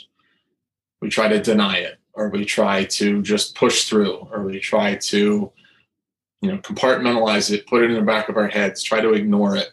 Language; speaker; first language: English; native; English